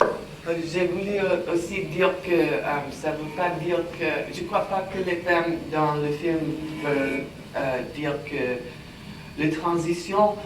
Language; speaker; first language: French; non-native, fluent; English